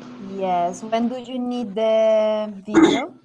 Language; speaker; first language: English; non-native, learner; Spanish